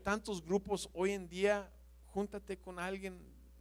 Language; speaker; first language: Spanish; non-native, fluent; English